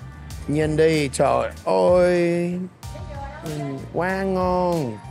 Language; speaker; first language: Vietnamese; non-native, fluent; English